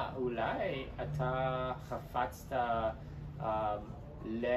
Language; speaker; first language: Hebrew; non-native, learner; English